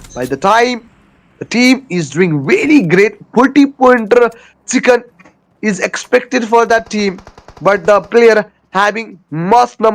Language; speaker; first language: English; non-native, local second language; Nepali